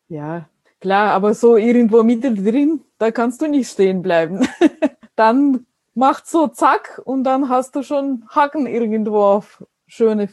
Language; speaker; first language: German; non-native, fluent; Russian